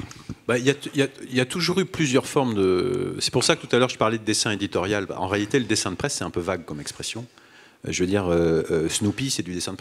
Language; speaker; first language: French; native; French